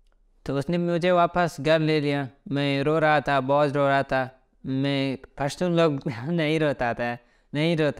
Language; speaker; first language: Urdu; early bilingual, other home language; Pashto